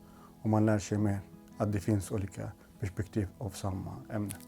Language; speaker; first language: Swedish; non-native, local second language; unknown